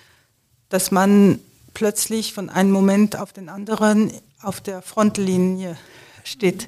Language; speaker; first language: German; non-native, fluent; French